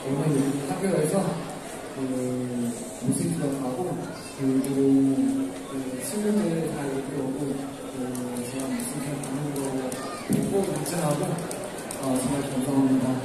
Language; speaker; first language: Korean; non-native, learner; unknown